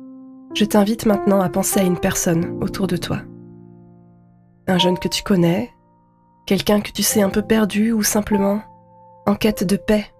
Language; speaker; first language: French; native; French